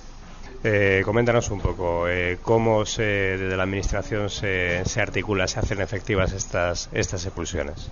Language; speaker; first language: Spanish; native; Spanish